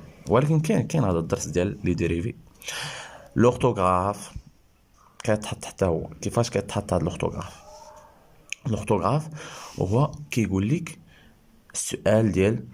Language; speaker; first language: Arabic; native; Arabic